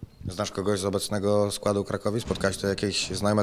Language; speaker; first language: Polish; native; Polish